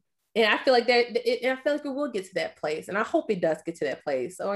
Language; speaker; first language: English; native; English